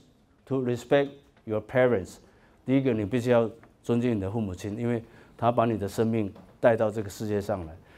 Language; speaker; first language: Chinese; native; Chinese